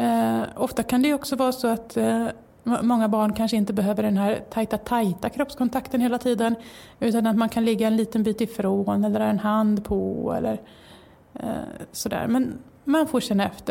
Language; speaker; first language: Swedish; native; Swedish